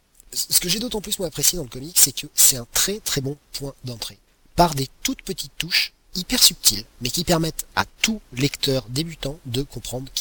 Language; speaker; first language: French; native; French